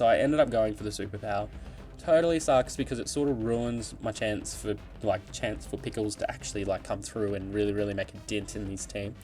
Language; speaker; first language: English; native; English